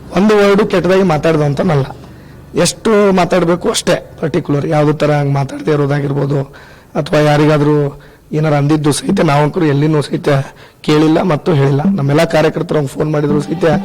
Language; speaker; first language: Kannada; non-native, local second language; Lambadi